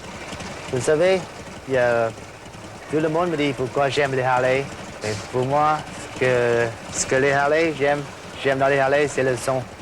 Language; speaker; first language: French; non-native, fluent; Vietnamese